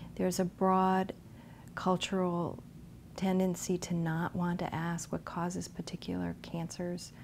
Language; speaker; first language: English; native; English